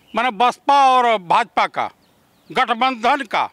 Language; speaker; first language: Hindi; native; Hindi